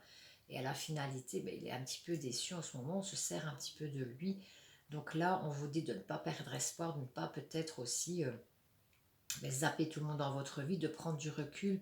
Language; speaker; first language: French; native; French